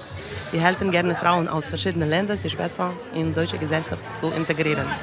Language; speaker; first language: German; non-native, learner; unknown